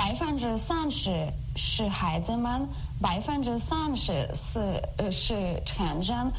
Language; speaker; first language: Chinese; non-native, learner; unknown